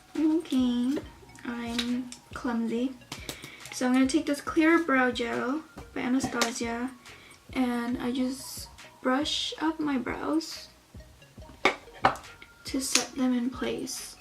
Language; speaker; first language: English; native; English